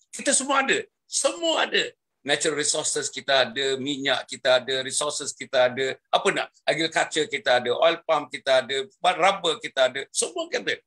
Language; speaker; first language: Malay; native; Malay